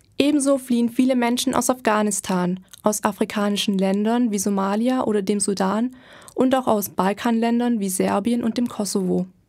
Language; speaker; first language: German; native; German